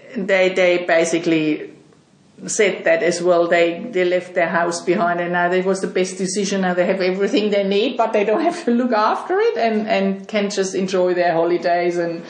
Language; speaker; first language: English; non-native, fluent; German